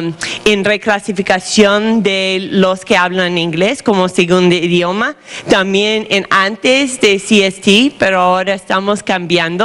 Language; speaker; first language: Spanish; non-native, fluent; English